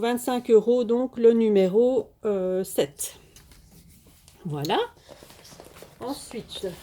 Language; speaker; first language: French; native; French